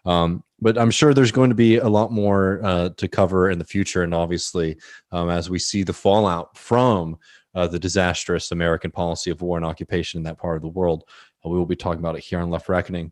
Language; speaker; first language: English; native; English